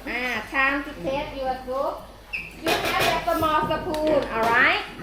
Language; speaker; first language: English; non-native, learner; Thai